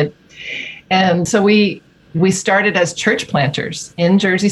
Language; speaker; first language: English; native; English